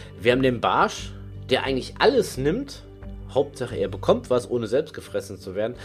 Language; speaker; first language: German; native; German